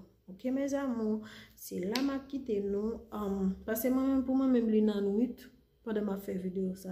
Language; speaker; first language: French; non-native, learner; Haitian Creole